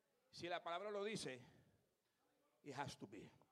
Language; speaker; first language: English; non-native, fluent; Spanish